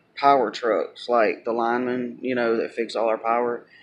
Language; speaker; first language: English; native; English